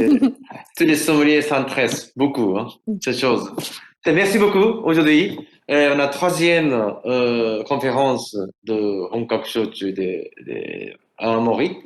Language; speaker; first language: French; non-native, learner; Japanese